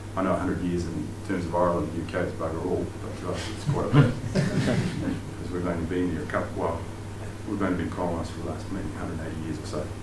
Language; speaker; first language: English; native; English